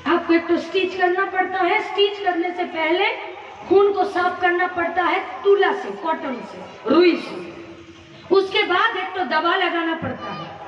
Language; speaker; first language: Hindi; non-native, local second language; Bangla